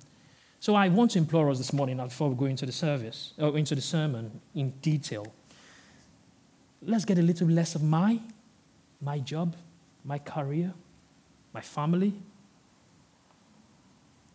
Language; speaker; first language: English; non-native, local second language; Yoruba